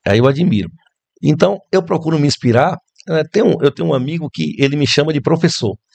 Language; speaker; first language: Portuguese; native; Portuguese